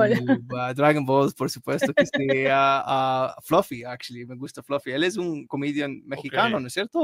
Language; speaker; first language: Spanish; non-native, learner; Arabic